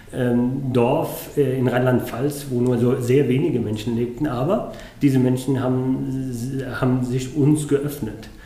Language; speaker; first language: German; non-native, fluent; Arabic